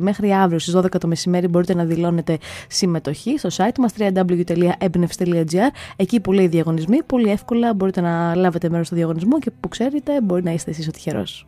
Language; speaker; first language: Greek; native; Greek